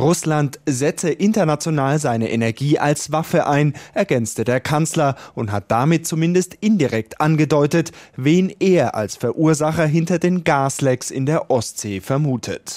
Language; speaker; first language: German; native; German